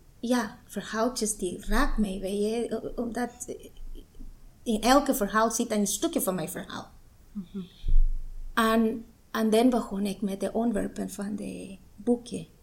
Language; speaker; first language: Dutch; non-native, fluent; Spanish